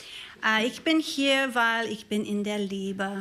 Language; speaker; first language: German; non-native, learner; English